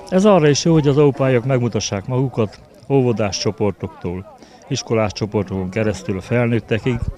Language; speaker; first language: Hungarian; native; Hungarian